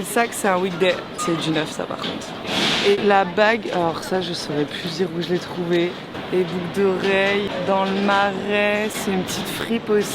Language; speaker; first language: French; native; French